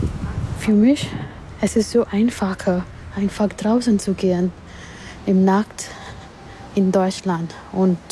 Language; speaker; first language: German; non-native, learner; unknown